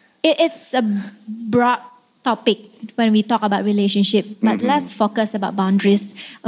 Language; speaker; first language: English; non-native, fluent; Indonesian